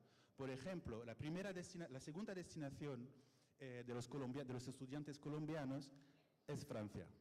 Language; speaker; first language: Spanish; non-native, fluent; French